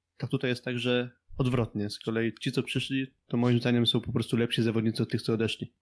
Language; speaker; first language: Polish; native; Polish